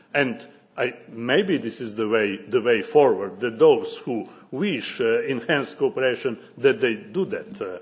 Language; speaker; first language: English; non-native, fluent; Slovenian